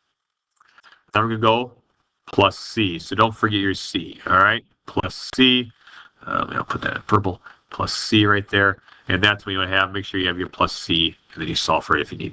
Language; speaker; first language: English; native; English